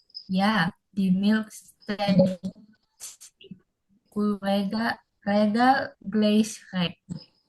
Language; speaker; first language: German; non-native, learner; Indonesian